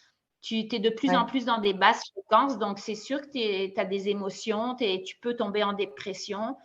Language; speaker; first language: French; native; French